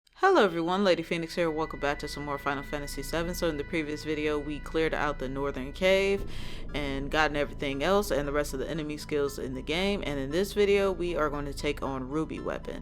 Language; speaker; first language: English; native; English